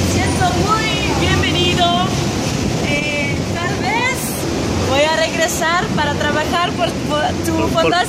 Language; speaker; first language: Spanish; non-native, learner; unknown